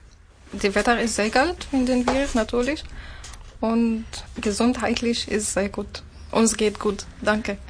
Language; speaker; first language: German; non-native, fluent; Arabic